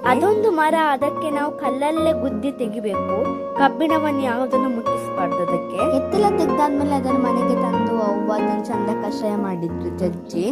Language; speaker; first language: Kannada; non-native, local second language; Tulu